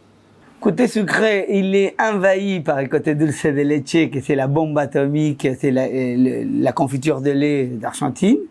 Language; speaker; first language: French; non-native, fluent; Spanish